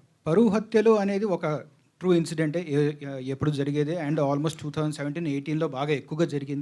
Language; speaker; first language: Telugu; native; Telugu